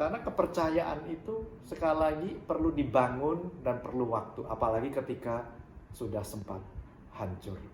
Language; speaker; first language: Indonesian; native; Indonesian